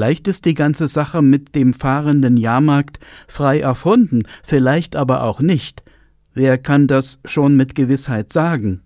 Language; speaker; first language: German; native; German